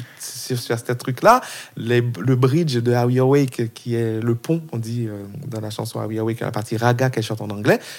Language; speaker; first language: French; non-native, local second language; Haitian Creole